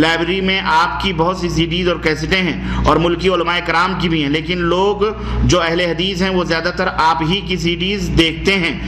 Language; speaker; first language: Urdu; native; Urdu